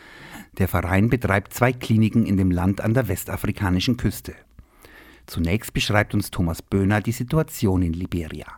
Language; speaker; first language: German; native; German